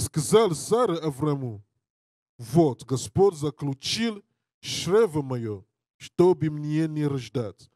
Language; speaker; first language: Russian; non-native, learner; English